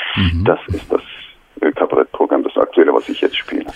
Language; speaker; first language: German; non-native, fluent; Turkish